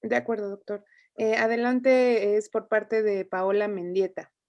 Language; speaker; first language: Spanish; native; Spanish